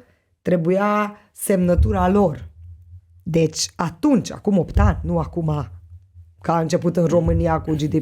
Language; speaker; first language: Romanian; non-native, local second language; Hungarian